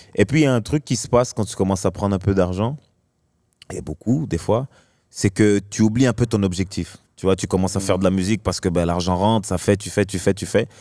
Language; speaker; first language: French; native; French